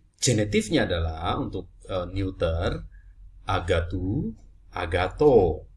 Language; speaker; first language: Indonesian; native; Indonesian